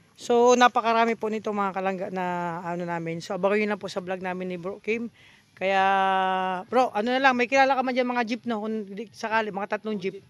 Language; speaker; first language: Filipino; non-native, local second language; Bikol